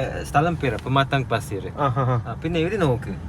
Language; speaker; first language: Malayalam; non-native, learner; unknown